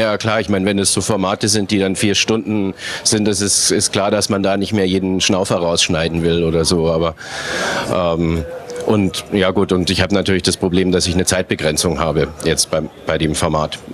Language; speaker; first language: German; native; German